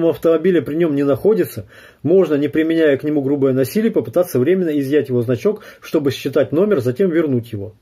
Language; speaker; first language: Russian; native; Russian